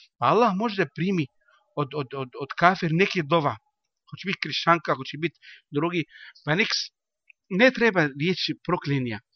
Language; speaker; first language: Bosnian; non-native, learner; Arabic